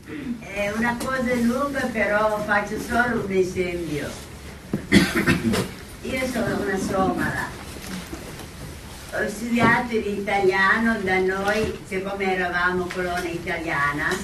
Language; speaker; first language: Italian; non-native, local second language; Somali